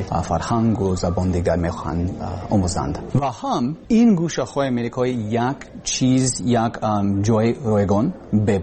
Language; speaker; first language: Persian; non-native, learner; English